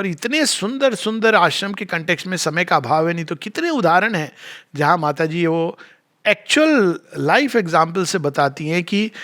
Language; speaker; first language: Hindi; native; Hindi